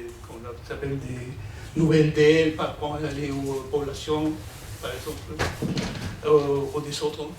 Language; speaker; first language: French; non-native, fluent; Spanish